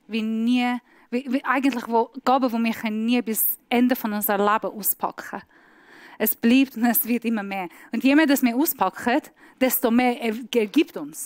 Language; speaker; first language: German; non-native, fluent; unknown